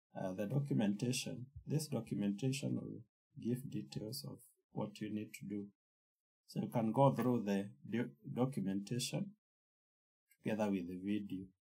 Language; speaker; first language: English; non-native, local second language; Kikuyu